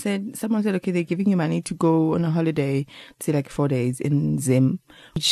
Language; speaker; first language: English; non-native, local second language; Xhosa